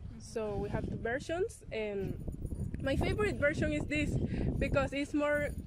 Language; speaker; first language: English; non-native, learner; Spanish